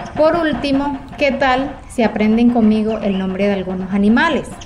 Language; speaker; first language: Spanish; non-native, local second language; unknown